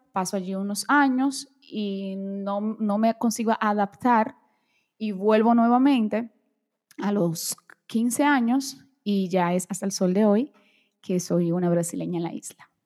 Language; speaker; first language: Spanish; early bilingual, other home language; Portuguese